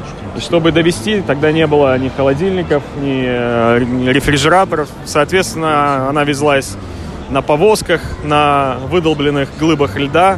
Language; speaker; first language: Russian; native; Russian